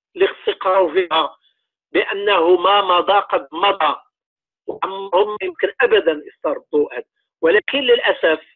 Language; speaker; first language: Arabic; native; Arabic